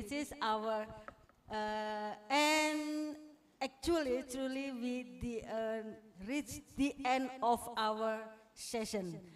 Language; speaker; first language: English; non-native, fluent; Indonesian